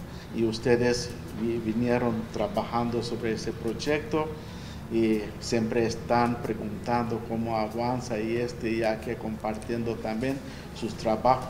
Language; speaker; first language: Spanish; non-native, fluent; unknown